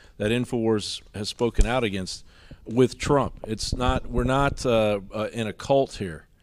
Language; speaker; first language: English; native; English